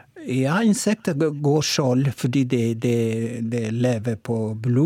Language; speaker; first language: Norwegian; non-native, learner; Oromo